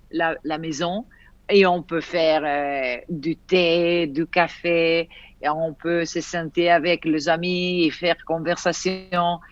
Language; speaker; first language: French; non-native, fluent; Italian